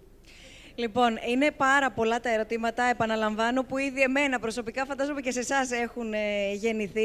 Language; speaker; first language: Greek; native; Greek